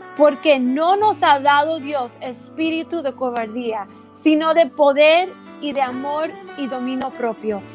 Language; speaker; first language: Spanish; early bilingual, heritage; Spanish